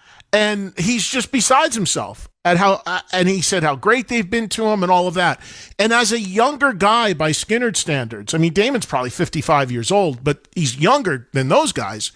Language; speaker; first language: English; native; English